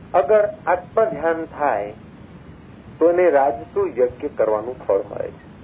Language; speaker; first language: Gujarati; non-native, local second language; Sindhi